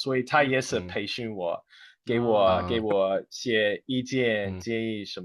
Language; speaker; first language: Chinese; non-native, fluent; English